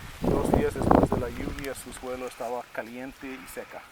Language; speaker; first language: Spanish; native; Spanish